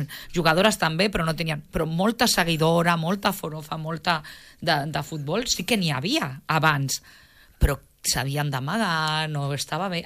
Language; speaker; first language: Catalan; native; Catalan